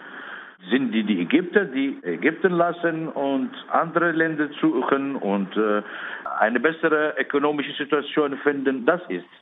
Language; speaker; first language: German; non-native, learner; Arabic